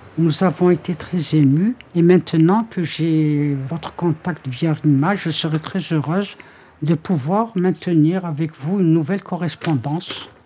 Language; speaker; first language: French; native; French